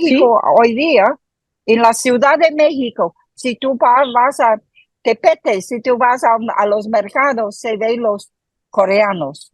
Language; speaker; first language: Spanish; non-native, fluent; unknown